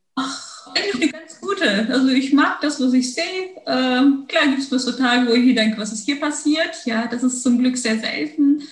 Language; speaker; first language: German; early bilingual, other home language; Turkish